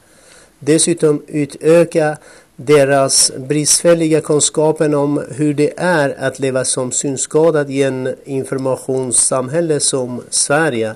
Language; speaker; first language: Swedish; non-native, fluent; Kurdish